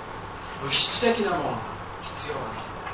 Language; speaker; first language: Japanese; non-native, fluent; English